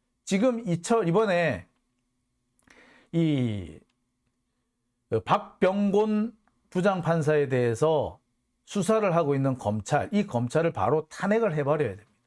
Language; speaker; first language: Korean; native; Korean